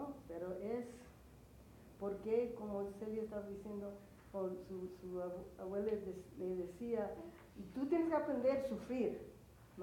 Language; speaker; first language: Spanish; early bilingual, heritage; English